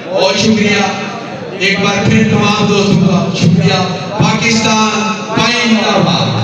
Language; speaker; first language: Urdu; native; Urdu